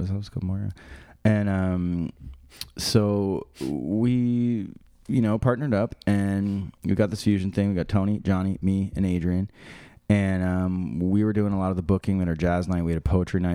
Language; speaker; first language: English; native; English